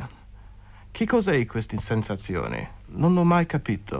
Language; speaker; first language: Italian; non-native, fluent; English